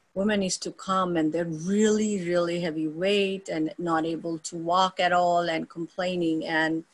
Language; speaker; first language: English; non-native, local second language; Bangla